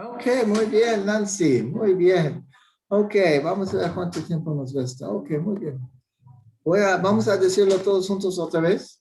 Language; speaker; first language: Spanish; non-native, fluent; English